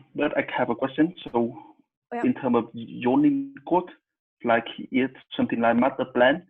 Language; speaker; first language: English; non-native, fluent; Vietnamese